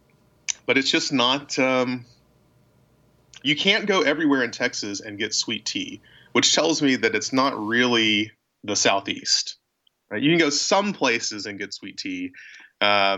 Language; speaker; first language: English; native; English